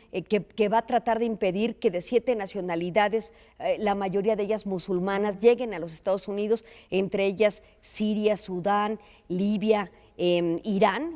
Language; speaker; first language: Spanish; native; Spanish